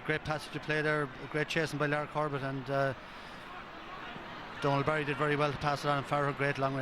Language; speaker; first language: English; native; English